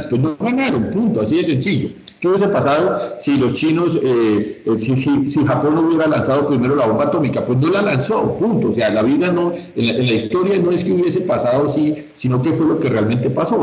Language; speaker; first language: Spanish; native; Spanish